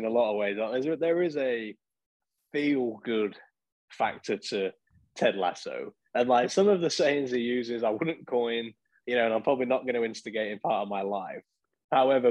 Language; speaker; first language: English; native; English